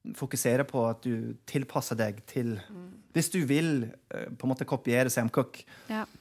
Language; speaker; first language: Norwegian; non-native, fluent; English